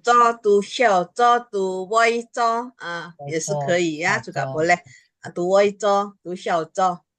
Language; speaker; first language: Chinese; non-native, local second language; Hakka Chinese